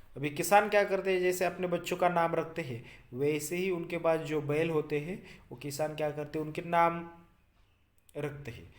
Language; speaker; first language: Hindi; non-native, local second language; Marathi